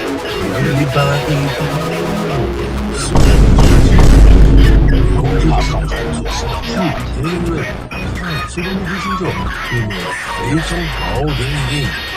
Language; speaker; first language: Chinese; non-native, learner; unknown